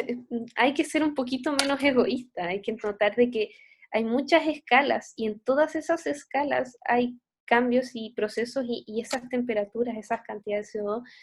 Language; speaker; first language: Spanish; native; Spanish